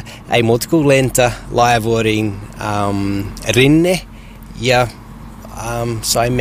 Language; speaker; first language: Finnish; non-native, learner; English